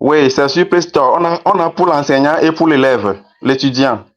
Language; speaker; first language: French; non-native, fluent; Ewe